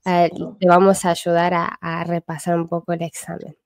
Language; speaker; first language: Spanish; non-native, fluent; Chinese